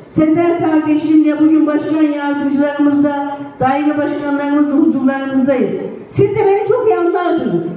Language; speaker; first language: Turkish; native; Turkish